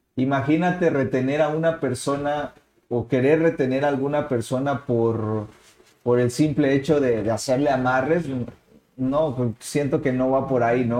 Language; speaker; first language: Spanish; native; Spanish